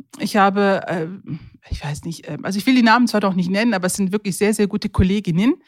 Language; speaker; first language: German; early bilingual, other home language; Turkish